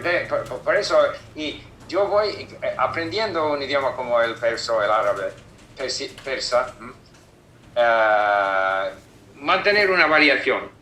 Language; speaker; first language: Spanish; non-native, fluent; English